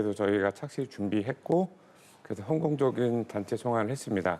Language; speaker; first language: Korean; native; Korean